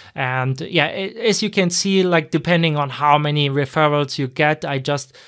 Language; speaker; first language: English; non-native, fluent; German